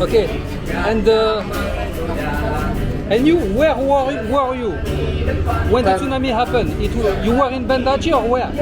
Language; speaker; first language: English; non-native, learner; French